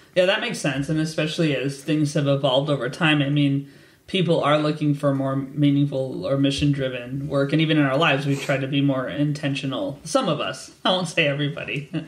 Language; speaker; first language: English; native; English